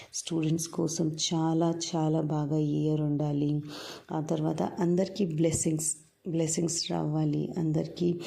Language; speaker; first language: Telugu; non-native, local second language; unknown